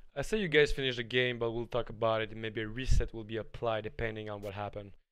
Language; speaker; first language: English; non-native, fluent; French